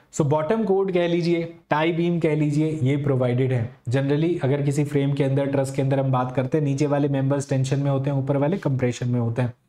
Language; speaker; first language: Hindi; native; Hindi